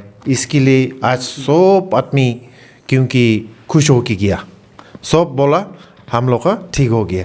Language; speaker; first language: Hindi; non-native, learner; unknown